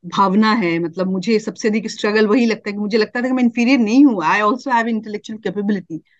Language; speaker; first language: Hindi; native; Hindi